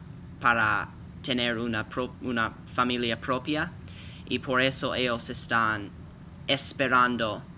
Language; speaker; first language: Spanish; non-native, fluent; English